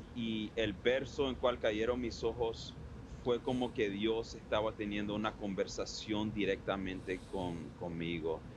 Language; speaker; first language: Spanish; early bilingual, heritage; Spanish